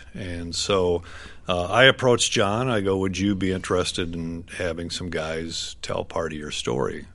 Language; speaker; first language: English; native; English